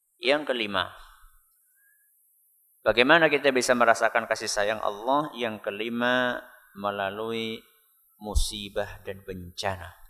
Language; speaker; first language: Indonesian; non-native, local second language; Javanese